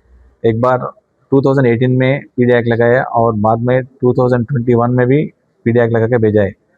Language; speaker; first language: Hindi; non-native, local second language; Telugu